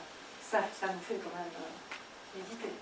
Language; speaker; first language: French; native; French